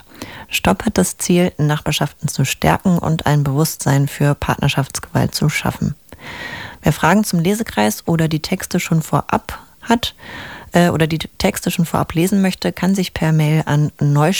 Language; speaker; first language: German; native; German